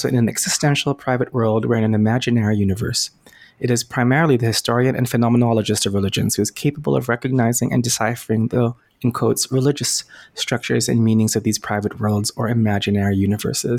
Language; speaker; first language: English; non-native, local second language; Filipino